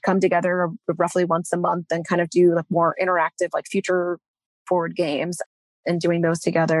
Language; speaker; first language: English; native; English